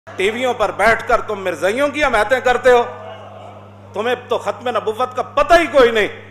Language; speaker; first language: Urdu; non-native, local second language; Punjabi